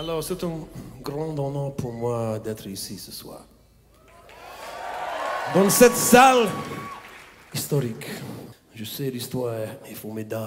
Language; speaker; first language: French; non-native, learner; English